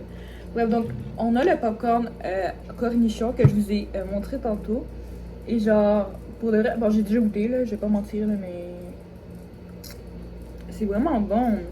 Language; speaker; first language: French; native; French